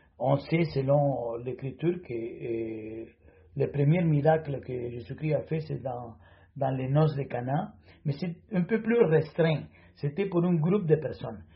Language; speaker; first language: French; non-native, fluent; Spanish